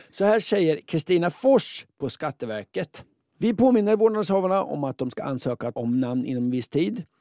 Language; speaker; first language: Swedish; native; Swedish